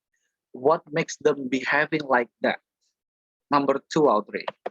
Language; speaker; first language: English; non-native, fluent; Indonesian